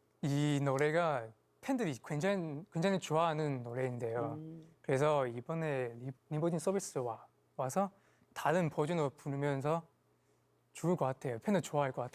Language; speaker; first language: Korean; non-native, fluent; Chinese